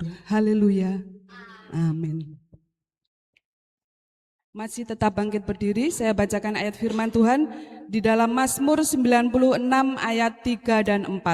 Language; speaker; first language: Indonesian; native; Indonesian